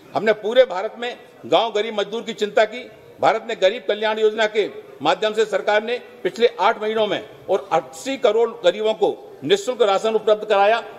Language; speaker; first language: Hindi; native; Hindi